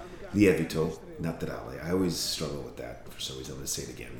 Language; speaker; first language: English; native; English